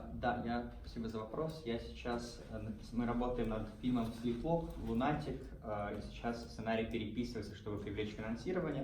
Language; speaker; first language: Russian; native; Russian